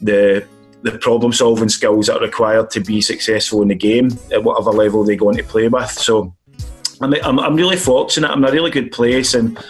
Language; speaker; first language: English; native; English